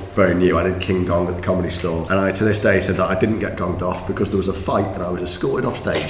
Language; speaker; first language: English; native; English